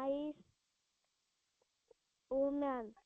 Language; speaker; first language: English; non-native, learner; Odia